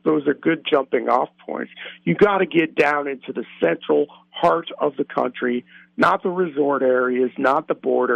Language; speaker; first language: English; native; English